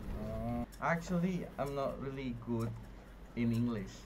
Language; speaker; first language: English; non-native, fluent; Indonesian